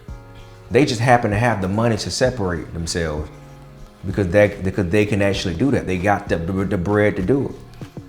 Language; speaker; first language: English; native; English